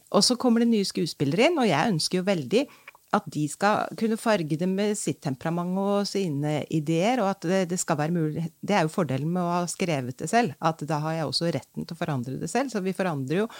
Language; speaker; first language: Norwegian; native; Norwegian